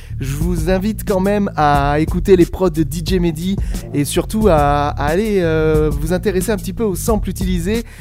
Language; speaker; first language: French; native; French